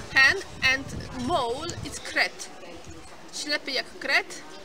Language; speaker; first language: English; non-native, fluent; Polish